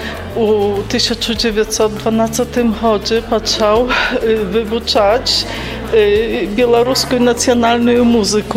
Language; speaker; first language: Polish; non-native, learner; Belarusian